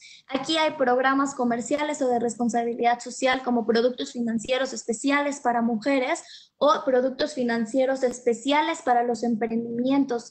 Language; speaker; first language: Spanish; native; Spanish